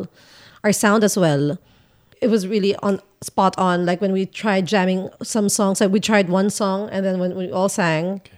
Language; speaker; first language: English; non-native, local second language; Filipino